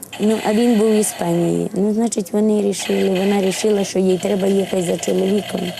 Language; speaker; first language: Ukrainian; native; Ukrainian